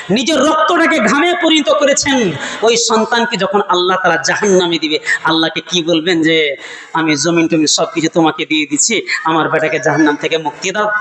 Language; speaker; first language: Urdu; non-native, local second language; Bangla